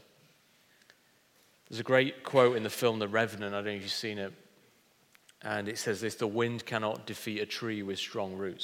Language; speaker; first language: English; native; English